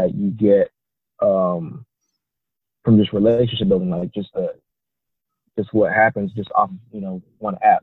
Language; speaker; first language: English; native; English